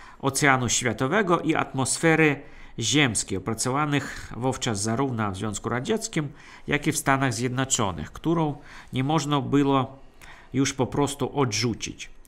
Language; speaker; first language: Polish; non-native, fluent; Russian